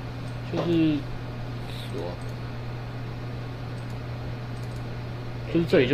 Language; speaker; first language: Chinese; native; Chinese